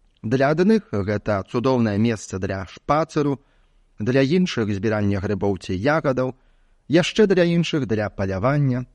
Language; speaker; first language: Belarusian; native; Belarusian